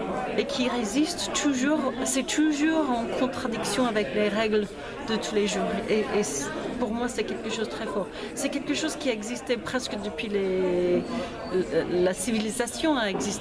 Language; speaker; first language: French; non-native, fluent; English